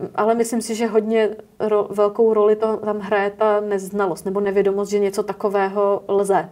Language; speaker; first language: Czech; native; Czech